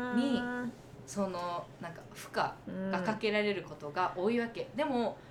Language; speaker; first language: Japanese; early bilingual, other home language; English